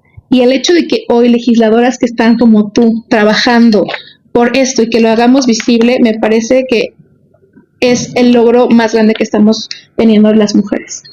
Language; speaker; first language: Spanish; native; Spanish